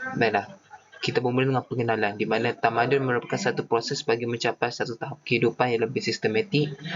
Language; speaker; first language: Malay; native; Malay